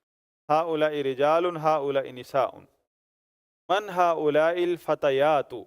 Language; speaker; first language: Arabic; non-native, fluent; Urdu